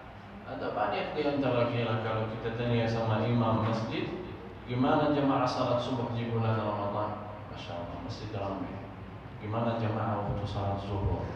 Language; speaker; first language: Indonesian; non-native, fluent; Arabic